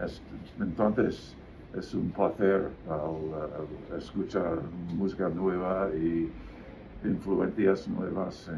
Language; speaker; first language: Spanish; non-native, learner; English